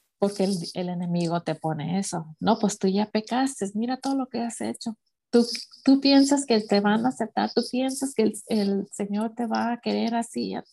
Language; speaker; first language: Spanish; early bilingual, heritage; Spanish